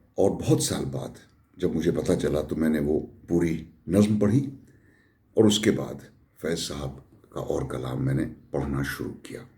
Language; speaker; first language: Urdu; native; Urdu